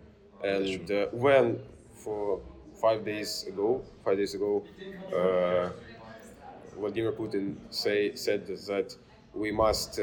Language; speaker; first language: English; non-native, learner; Ukrainian